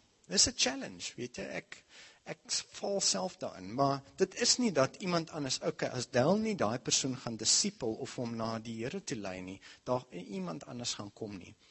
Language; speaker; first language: Afrikaans; non-native, local second language; English